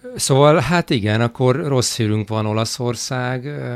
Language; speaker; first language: Hungarian; native; Hungarian